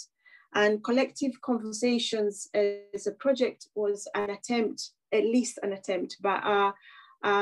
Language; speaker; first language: English; non-native, local second language; Kikuyu